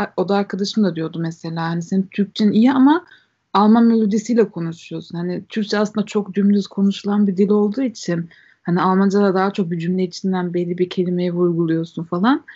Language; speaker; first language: Turkish; early bilingual, heritage; Turkish